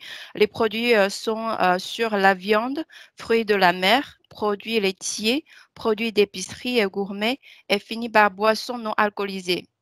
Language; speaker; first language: French; non-native, fluent; Chinese